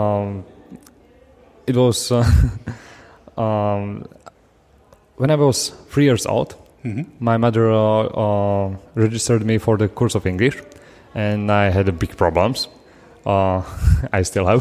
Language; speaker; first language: English; non-native, fluent; Slovak